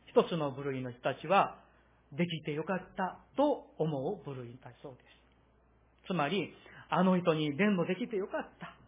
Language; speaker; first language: Japanese; non-native, fluent; Korean